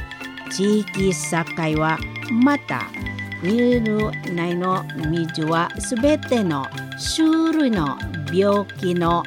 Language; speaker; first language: Japanese; non-native, learner; Indonesian